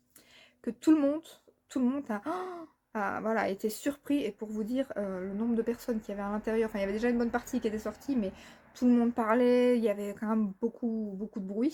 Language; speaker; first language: French; native; French